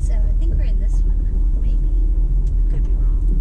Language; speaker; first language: English; native; English